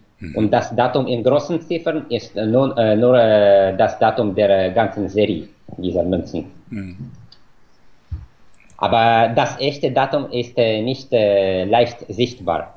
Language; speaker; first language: German; non-native, fluent; Russian